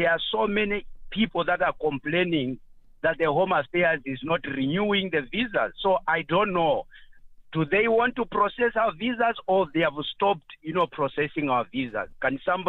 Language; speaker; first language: English; non-native, local second language; Nyanja